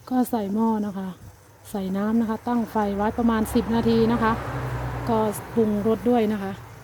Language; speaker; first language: Thai; native; Thai